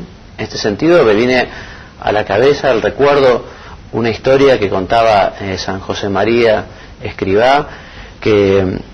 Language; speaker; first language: Spanish; native; Spanish